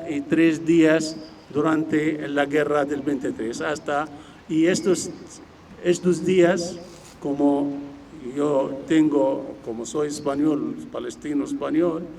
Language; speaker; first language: Spanish; non-native, fluent; Arabic